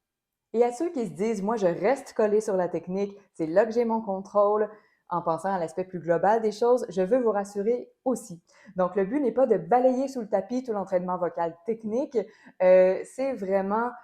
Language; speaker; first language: French; native; French